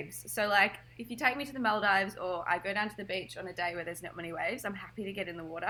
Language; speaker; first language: English; native; English